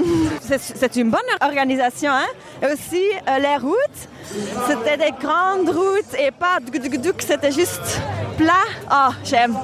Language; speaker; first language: French; non-native, local second language; Dutch